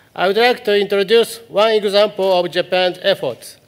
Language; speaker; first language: English; non-native, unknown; Japanese